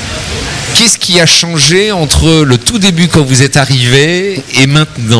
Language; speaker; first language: French; native; French